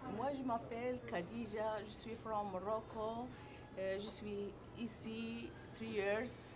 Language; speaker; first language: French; non-native, learner; Arabic